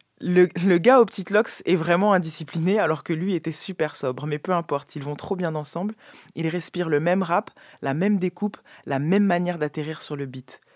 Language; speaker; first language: French; native; French